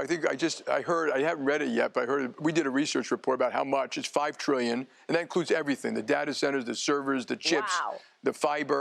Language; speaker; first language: English; native; English